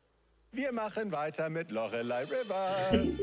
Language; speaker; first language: German; native; German